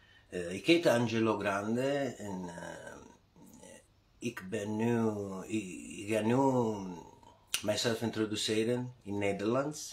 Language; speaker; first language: Dutch; non-native, learner; Italian